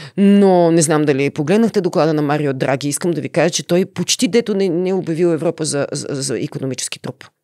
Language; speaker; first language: Bulgarian; native; Bulgarian